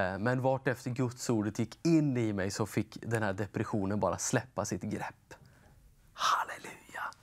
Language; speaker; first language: Swedish; native; Swedish